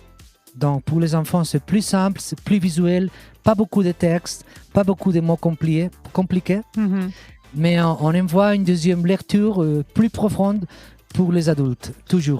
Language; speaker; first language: French; non-native, fluent; Catalan